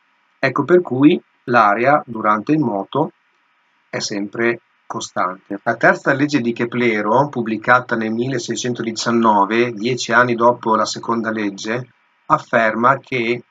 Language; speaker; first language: Italian; native; Italian